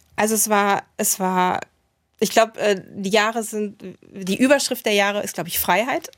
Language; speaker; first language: German; native; German